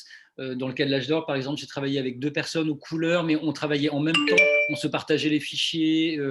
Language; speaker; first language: French; native; French